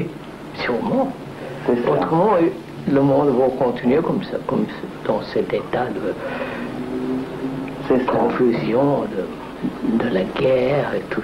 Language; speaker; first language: French; non-native, fluent; Telugu